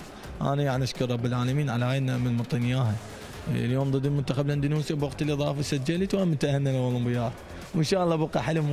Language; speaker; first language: Arabic; native; Arabic